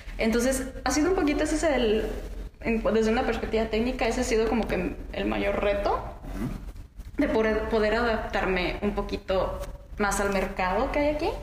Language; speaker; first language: Spanish; native; Spanish